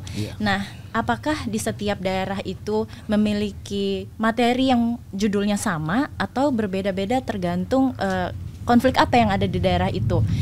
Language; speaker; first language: Indonesian; native; Indonesian